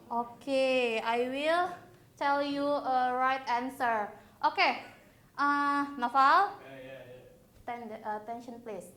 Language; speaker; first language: English; non-native, learner; Indonesian